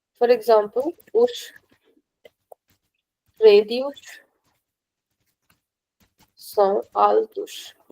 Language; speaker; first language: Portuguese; non-native, fluent; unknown